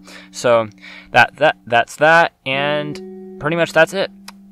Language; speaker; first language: English; native; English